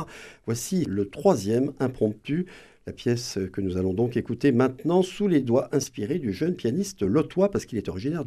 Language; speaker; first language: French; native; French